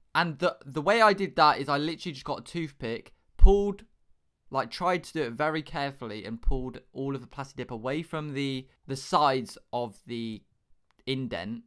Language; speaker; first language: English; native; English